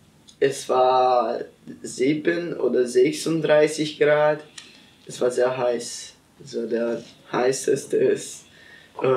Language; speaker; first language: German; non-native, learner; Portuguese